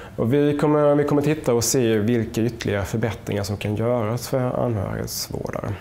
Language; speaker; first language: Swedish; native; Swedish